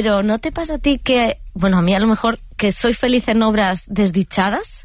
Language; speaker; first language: Spanish; native; Spanish